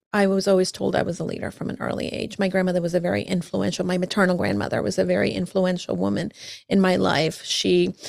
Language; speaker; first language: English; early bilingual, other home language; Spanish